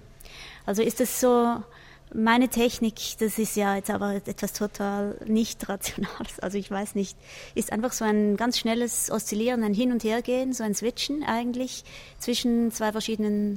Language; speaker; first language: German; native; German